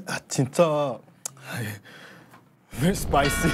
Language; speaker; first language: Korean; non-native, learner; Kinyarwanda